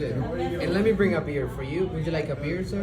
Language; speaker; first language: English; native; English